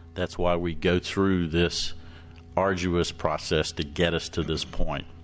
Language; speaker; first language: English; native; English